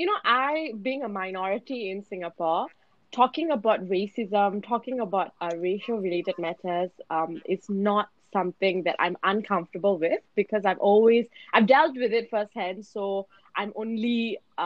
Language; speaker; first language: English; native; English